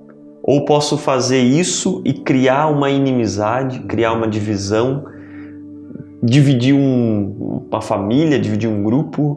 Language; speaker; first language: Portuguese; native; Portuguese